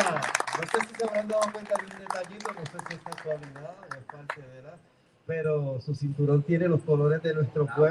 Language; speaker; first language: Spanish; native; Spanish